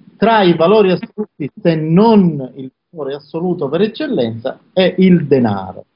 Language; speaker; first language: Italian; native; Italian